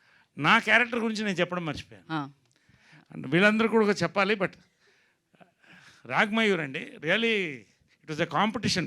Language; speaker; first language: Telugu; native; Telugu